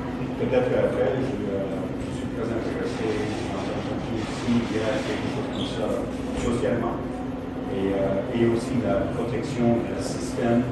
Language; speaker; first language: French; non-native, learner; English